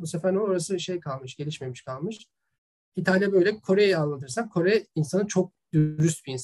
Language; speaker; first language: Turkish; native; Turkish